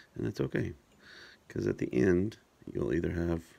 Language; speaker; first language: English; native; English